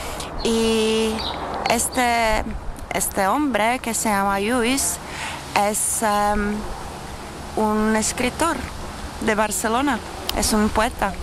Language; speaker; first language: Spanish; non-native, learner; Czech